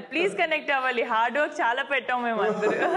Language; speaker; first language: Telugu; non-native, fluent; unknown